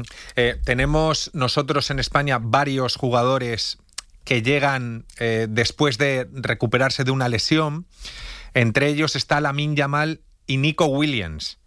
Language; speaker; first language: Spanish; native; Spanish